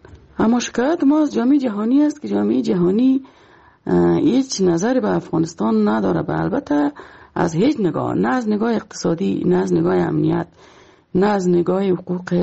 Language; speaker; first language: Persian; native; Persian